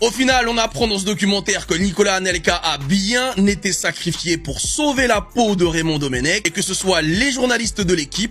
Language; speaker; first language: French; native; French